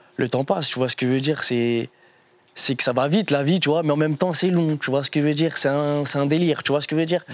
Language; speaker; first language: French; native; French